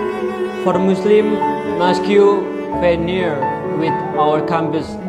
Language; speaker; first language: English; non-native, learner; Indonesian